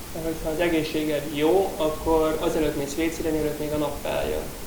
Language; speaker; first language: Hungarian; native; Hungarian